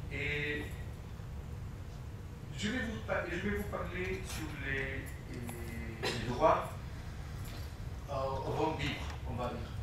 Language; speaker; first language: French; non-native, fluent; Spanish